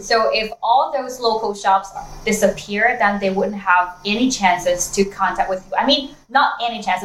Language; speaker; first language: English; non-native, fluent; Chinese